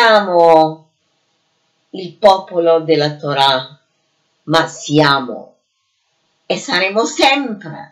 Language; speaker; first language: Italian; non-native, fluent; English